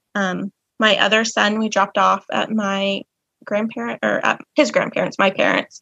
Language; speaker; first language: English; native; English